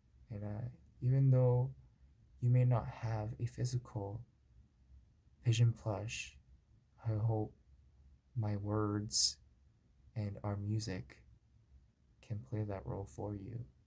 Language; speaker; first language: English; early bilingual, other home language; Korean